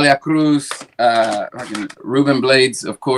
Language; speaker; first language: Spanish; early bilingual, heritage; English